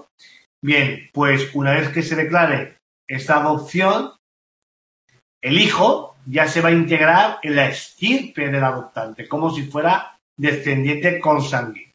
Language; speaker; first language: Spanish; native; Spanish